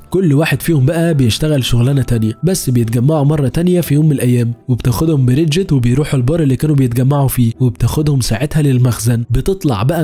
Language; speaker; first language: Arabic; native; Arabic